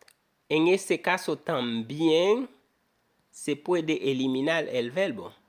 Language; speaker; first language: Spanish; non-native, fluent; Haitian Creole